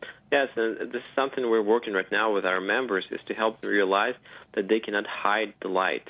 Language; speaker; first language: English; non-native, fluent; Ukrainian